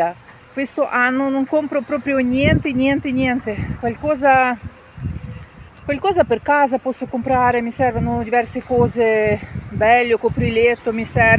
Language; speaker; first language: Italian; non-native, learner; Russian